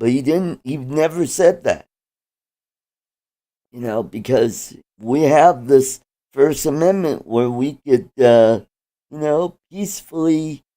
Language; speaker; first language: English; native; English